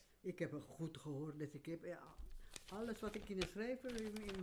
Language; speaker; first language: Dutch; non-native, learner; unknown